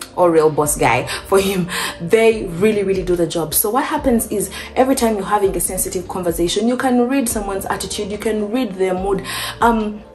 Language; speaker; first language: English; non-native, local second language; Ganda